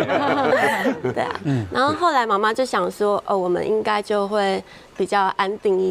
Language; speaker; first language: Chinese; native; Chinese